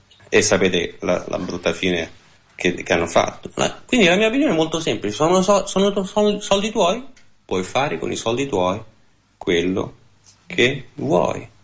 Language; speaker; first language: Italian; native; Italian